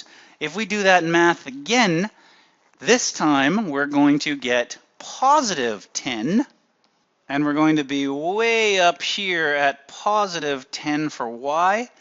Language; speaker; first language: English; native; English